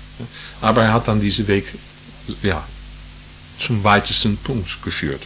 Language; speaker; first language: German; non-native, fluent; English